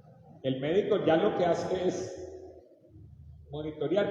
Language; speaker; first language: Spanish; native; Spanish